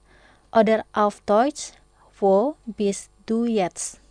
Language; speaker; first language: German; non-native, fluent; Indonesian